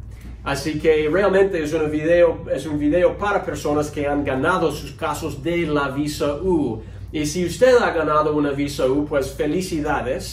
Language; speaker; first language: Spanish; non-native, fluent; English